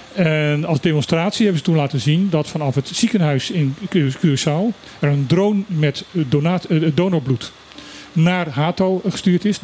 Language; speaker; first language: Dutch; non-native, local second language; Papiamento